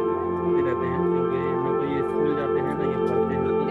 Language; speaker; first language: Hindi; native; Hindi